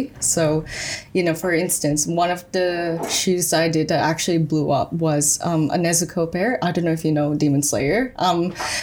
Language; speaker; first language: English; early bilingual, other home language; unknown